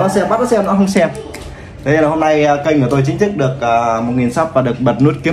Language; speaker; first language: Vietnamese; native; Vietnamese